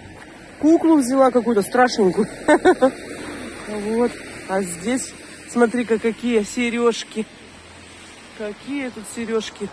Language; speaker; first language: Russian; native; Russian